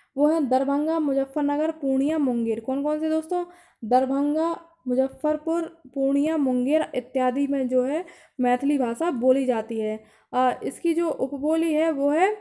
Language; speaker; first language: Hindi; native; Hindi